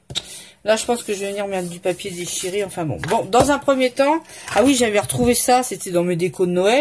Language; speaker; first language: French; native; French